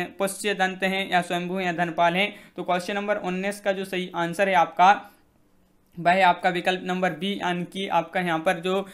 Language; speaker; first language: Hindi; native; Hindi